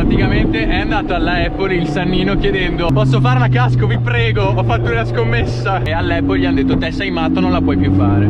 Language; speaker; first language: Italian; native; Italian